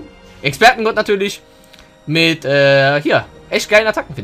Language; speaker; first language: German; native; German